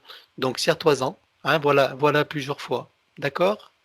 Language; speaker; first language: French; native; French